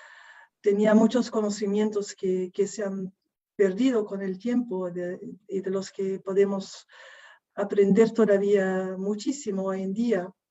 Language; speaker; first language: Spanish; non-native, fluent; Dutch